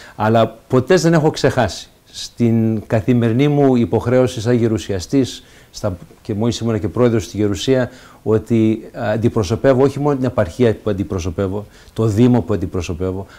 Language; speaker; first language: Greek; early bilingual, heritage; Greek